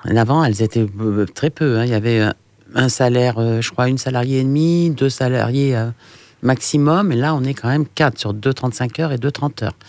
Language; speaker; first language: French; native; French